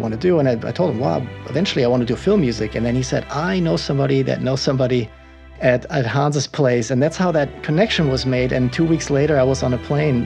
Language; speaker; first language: English; non-native, fluent; German